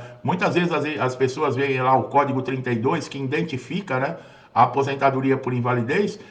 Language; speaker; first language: Portuguese; native; Portuguese